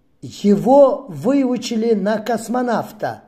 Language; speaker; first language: Russian; non-native, local second language; Uzbek